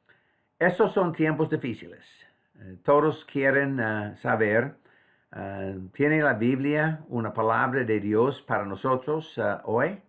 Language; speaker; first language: Spanish; non-native, fluent; English